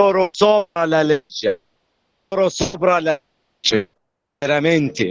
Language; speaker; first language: Italian; non-native, learner; Arabic